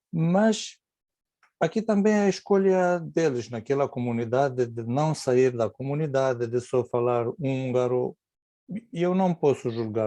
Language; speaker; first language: Portuguese; non-native, fluent; Romanian